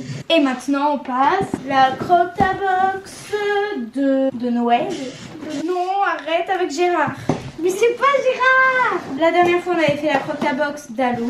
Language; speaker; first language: French; native; French